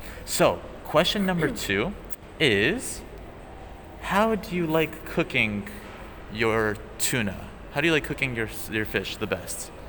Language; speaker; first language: English; native; English